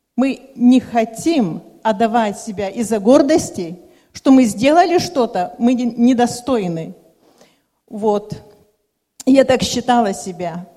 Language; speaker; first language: Russian; non-native, local second language; Lithuanian